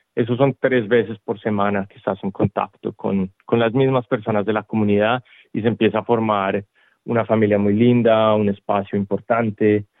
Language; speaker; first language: Spanish; native; Spanish